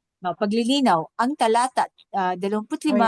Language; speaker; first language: Filipino; native; Filipino